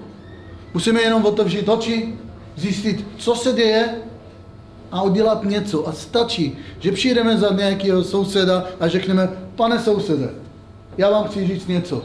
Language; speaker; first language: Czech; non-native, fluent; Hebrew